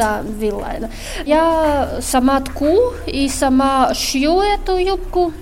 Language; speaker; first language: Russian; non-native, local second language; Latvian